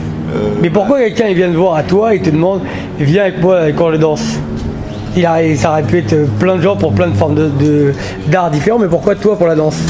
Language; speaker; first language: French; native; French